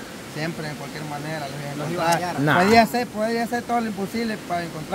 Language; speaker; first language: Spanish; native; Spanish